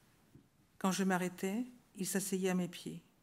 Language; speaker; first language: French; native; French